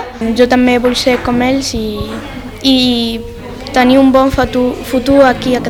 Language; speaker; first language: Catalan; early bilingual, other home language; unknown